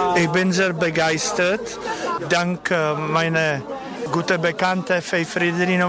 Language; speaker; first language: German; non-native, learner; Czech